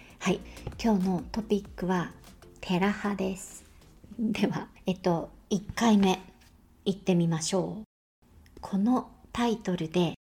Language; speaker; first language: Japanese; native; Japanese